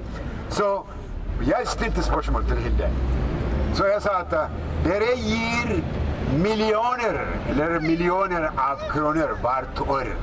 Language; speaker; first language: Norwegian; non-native, fluent; Oromo